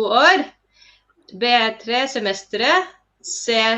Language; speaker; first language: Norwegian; non-native, fluent; Filipino